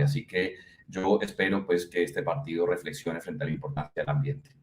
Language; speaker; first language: Spanish; native; Spanish